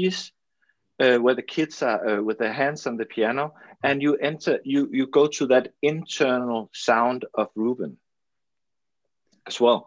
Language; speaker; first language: English; non-native, fluent; Danish